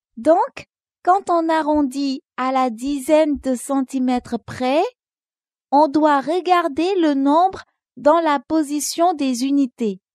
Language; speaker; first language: French; non-native, local second language; Wolof